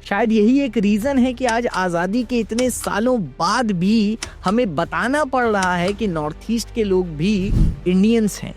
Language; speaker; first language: Hindi; native; Hindi